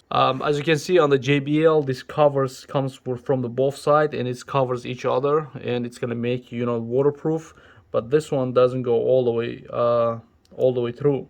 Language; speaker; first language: English; non-native, local second language; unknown